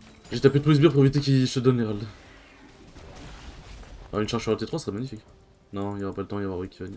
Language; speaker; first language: French; native; French